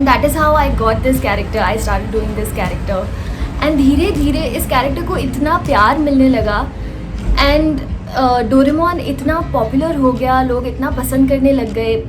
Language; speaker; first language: Hindi; native; Hindi